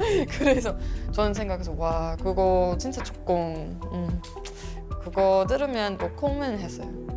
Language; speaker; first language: Korean; non-native, learner; English